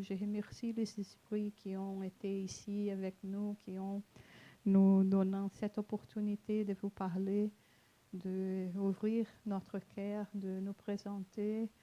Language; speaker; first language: French; non-native, fluent; Portuguese